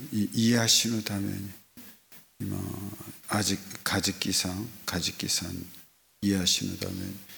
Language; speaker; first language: Japanese; non-native, fluent; Korean